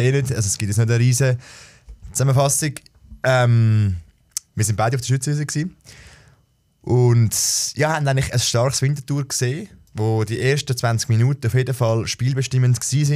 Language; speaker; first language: German; native; German